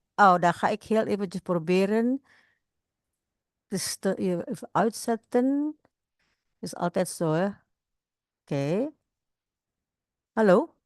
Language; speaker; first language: Dutch; non-native, fluent; Indonesian